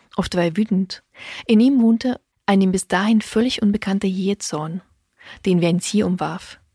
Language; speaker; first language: German; early bilingual, other home language; Russian